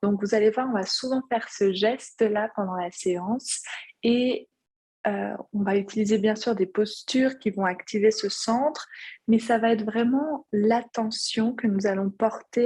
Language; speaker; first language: French; native; French